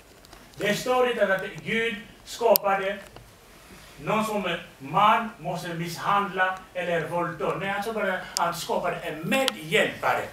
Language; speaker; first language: Swedish; non-native, fluent; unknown